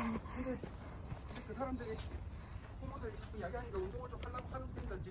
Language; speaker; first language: Korean; native; Korean